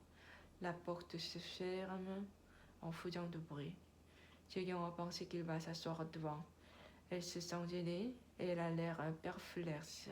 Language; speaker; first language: French; non-native, learner; Korean